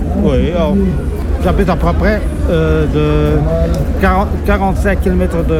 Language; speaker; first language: French; non-native, learner; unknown